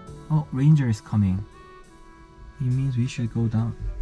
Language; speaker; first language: English; non-native, learner; Korean